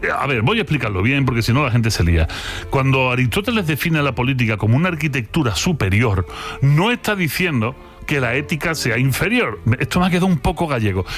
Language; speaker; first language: Spanish; native; Spanish